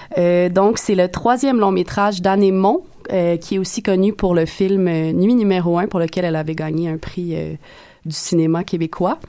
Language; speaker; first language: French; native; French